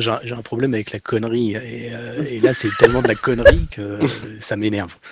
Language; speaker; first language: French; native; French